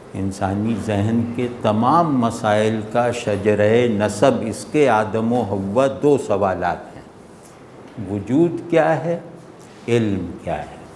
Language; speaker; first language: Urdu; native; Urdu